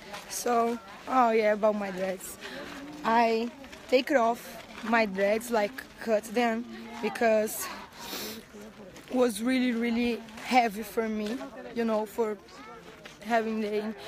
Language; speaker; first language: English; non-native, learner; Portuguese